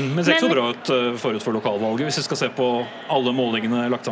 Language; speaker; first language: Norwegian; native; Norwegian